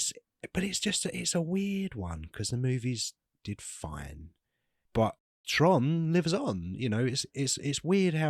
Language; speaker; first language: English; native; English